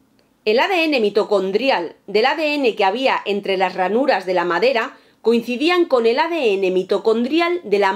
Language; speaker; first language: Spanish; native; Spanish